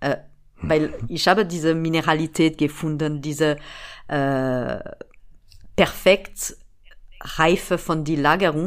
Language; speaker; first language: German; non-native, fluent; French